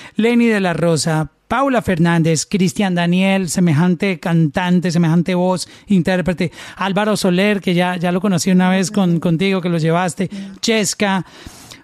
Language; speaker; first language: Spanish; native; Spanish